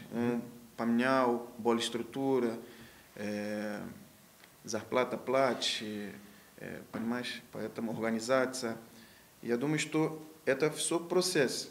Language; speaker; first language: Russian; non-native, learner; Portuguese